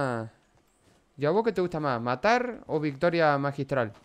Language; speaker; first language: Spanish; native; Spanish